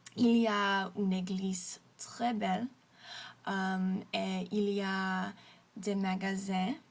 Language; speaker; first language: French; non-native, learner; English